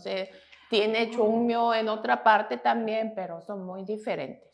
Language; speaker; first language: Spanish; non-native, fluent; Korean